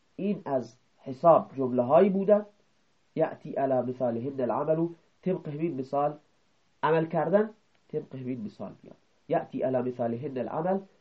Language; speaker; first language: Persian; non-native, local second language; Baluchi